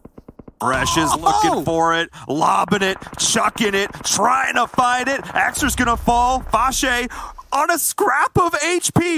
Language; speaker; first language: English; native; English